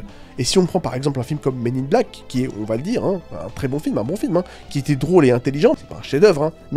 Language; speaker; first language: French; native; French